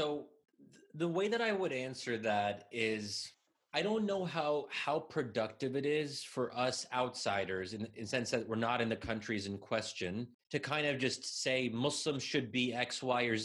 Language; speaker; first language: English; native; English